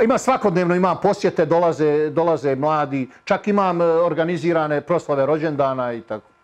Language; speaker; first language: Bosnian; native; Bosnian